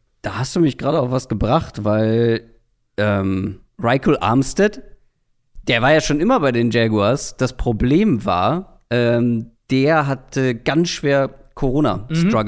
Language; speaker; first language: German; native; German